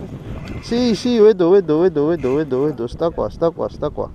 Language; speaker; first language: Italian; non-native, learner; Georgian